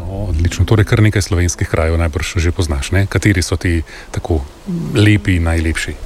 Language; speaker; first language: Slovenian; native; Slovenian